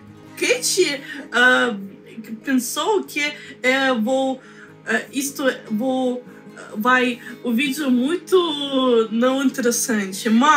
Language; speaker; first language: Portuguese; non-native, learner; Russian